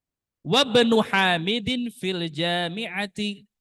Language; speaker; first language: Arabic; non-native, fluent; Indonesian